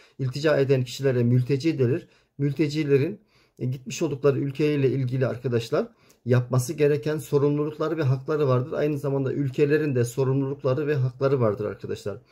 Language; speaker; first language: Turkish; native; Turkish